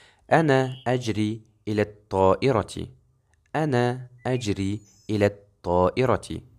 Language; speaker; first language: Arabic; non-native, fluent; Kazakh